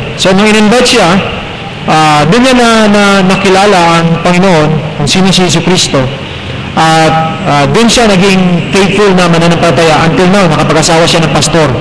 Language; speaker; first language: Filipino; non-native, local second language; Cebuano